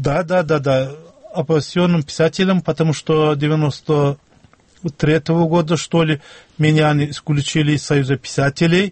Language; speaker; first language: Russian; non-native, local second language; Turkmen